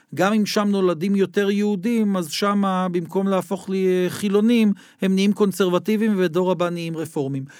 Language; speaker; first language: Hebrew; native; Hebrew